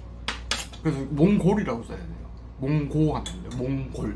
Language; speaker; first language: Korean; native; Korean